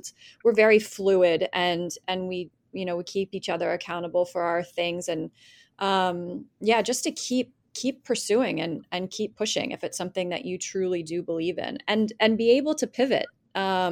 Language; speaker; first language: English; native; English